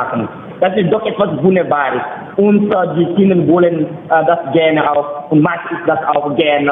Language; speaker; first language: German; non-native, learner; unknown